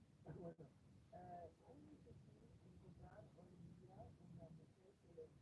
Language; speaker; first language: Spanish; non-native, fluent; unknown